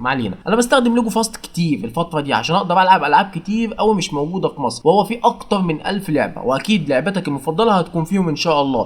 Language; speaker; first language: Arabic; native; Arabic